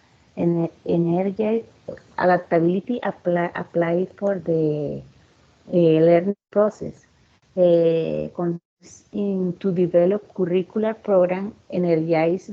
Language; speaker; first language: English; non-native, learner; Spanish